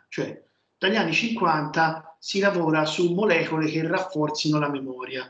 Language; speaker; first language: Italian; native; Italian